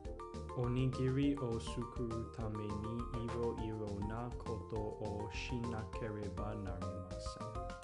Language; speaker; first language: Japanese; non-native, learner; English